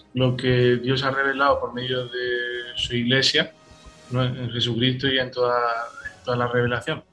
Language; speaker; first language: Spanish; native; Spanish